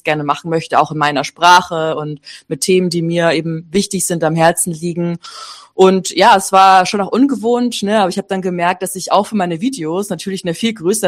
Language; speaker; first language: German; native; German